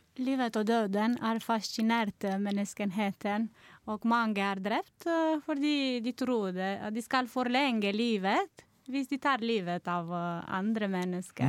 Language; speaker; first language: Norwegian; non-native, learner; Romanian